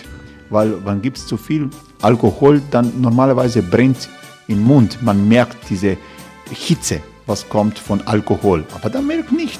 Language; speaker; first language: German; non-native, fluent; Croatian